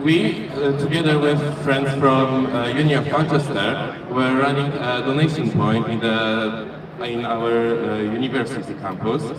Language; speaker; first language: English; non-native, fluent; Polish